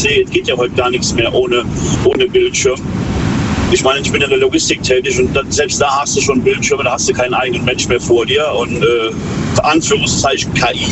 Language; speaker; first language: German; native; German